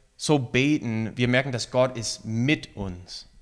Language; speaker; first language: German; non-native, fluent; English